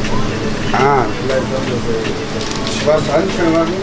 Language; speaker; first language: German; non-native, learner; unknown